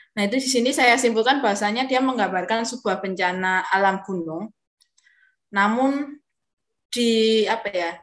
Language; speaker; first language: Indonesian; non-native, local second language; Javanese